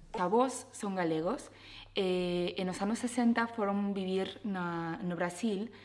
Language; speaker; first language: Galician; early bilingual, other home language; Portuguese